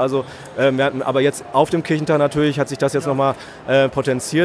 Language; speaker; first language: German; native; German